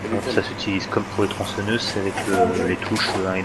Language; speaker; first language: French; native; French